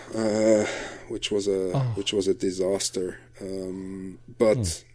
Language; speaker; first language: English; non-native, fluent; Dutch